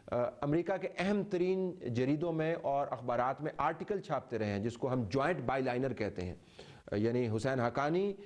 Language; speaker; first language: Urdu; native; Urdu